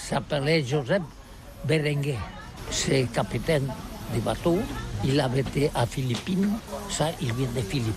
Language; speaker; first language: French; non-native, learner; Catalan